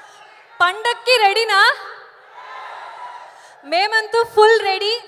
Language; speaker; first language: Telugu; non-native, learner; Kannada